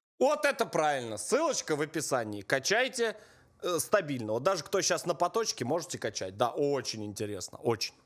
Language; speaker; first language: Russian; native; Russian